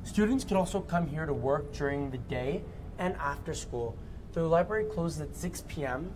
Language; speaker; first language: English; native; English